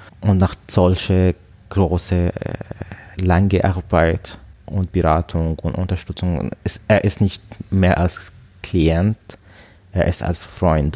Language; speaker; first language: German; non-native, learner; Arabic